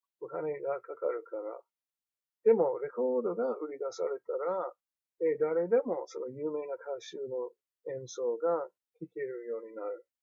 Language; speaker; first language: Japanese; non-native, fluent; English